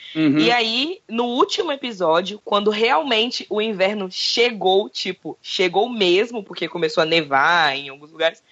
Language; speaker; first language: Portuguese; native; Portuguese